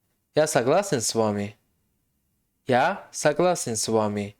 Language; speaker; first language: Russian; non-native, local second language; Tajik